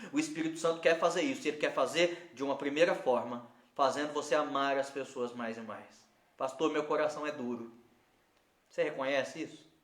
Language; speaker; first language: Portuguese; native; Portuguese